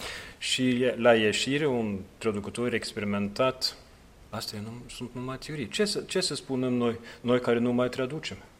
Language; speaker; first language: Romanian; non-native, fluent; Norwegian